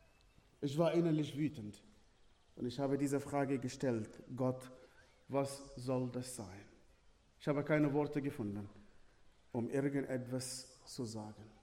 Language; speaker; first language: German; non-native, fluent; Arabic